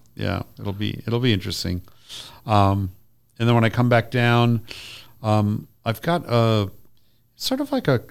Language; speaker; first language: English; native; English